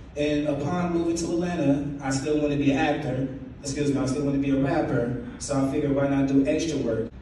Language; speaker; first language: English; native; English